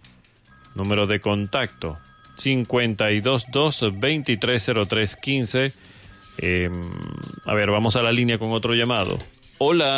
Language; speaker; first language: Spanish; native; Spanish